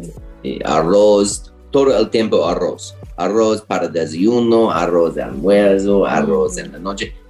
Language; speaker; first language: Spanish; non-native, learner; English